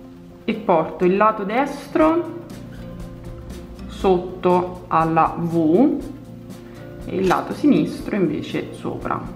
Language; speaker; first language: Italian; native; Italian